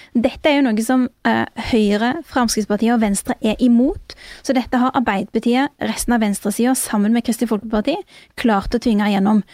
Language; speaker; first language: Norwegian; native; Norwegian